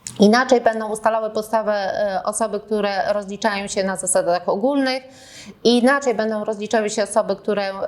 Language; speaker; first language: Polish; native; Polish